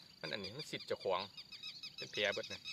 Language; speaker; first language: Thai; non-native, local second language; Northeastern Thai